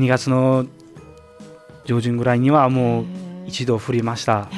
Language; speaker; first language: Japanese; non-native, fluent; Uzbek